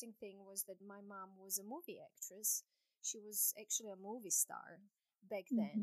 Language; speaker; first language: English; non-native, fluent; Croatian